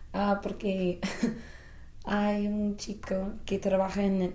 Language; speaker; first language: Spanish; non-native, fluent; English